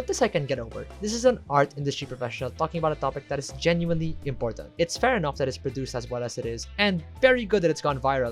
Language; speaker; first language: English; native; English